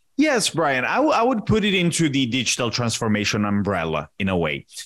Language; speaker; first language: English; non-native, fluent; Italian